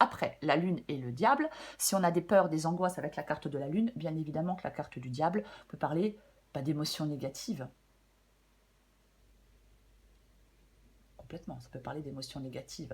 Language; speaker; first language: French; native; French